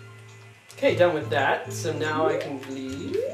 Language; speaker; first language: English; native; English